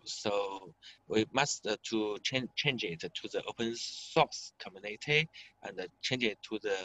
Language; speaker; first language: English; non-native, learner; Chinese